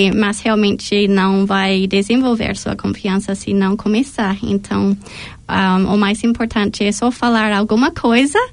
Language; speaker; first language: Portuguese; non-native, fluent; English